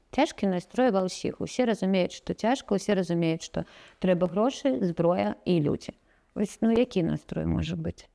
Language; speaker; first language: Belarusian; non-native, local second language; Russian